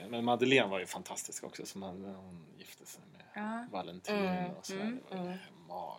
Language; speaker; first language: Swedish; native; Swedish